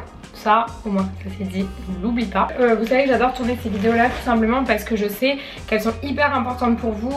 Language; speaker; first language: French; native; French